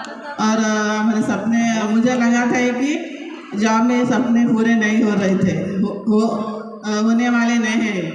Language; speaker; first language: Hindi; non-native, local second language; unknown